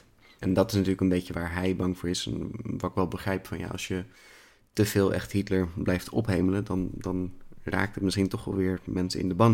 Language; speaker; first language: Dutch; native; Dutch